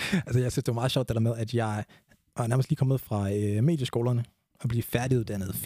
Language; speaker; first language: Danish; early bilingual, other home language; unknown